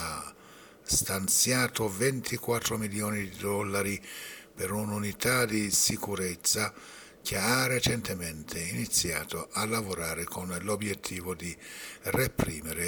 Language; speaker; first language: Italian; non-native, fluent; Persian